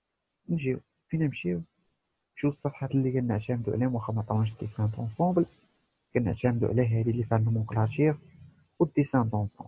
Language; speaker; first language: Arabic; native; Arabic